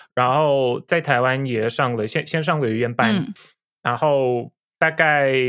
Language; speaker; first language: Chinese; non-native, fluent; Polish